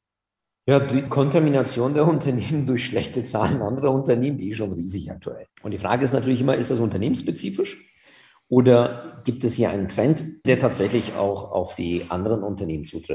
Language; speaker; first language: German; native; German